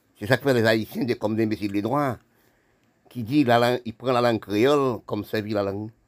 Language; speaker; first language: French; non-native, local second language; Haitian Creole